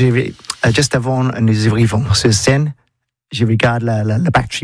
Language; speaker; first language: French; non-native, learner; English